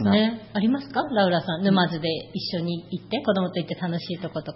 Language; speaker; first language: Japanese; native; Japanese